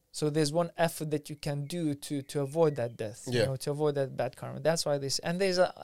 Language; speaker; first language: English; non-native, fluent; Lithuanian